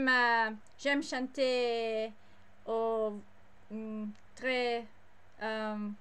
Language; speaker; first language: French; non-native, learner; English